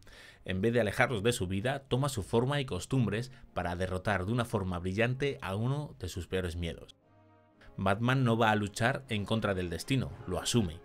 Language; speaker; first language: Spanish; native; Spanish